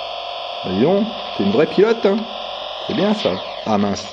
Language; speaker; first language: French; native; French